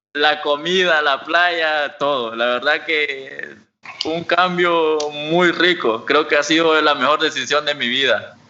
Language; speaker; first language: Spanish; native; Spanish